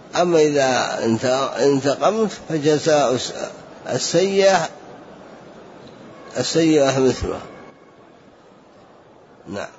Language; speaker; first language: Arabic; native; Arabic